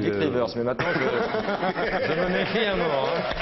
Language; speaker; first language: French; native; French